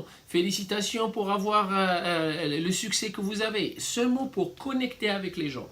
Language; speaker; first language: French; non-native, fluent; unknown